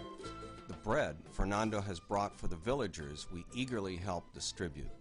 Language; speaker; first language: English; native; English